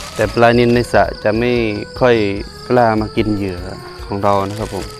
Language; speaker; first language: Thai; non-native, local second language; Northern Khmer